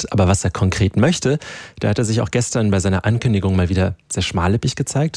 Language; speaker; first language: German; native; German